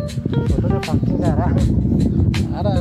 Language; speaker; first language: Korean; non-native, learner; Bangla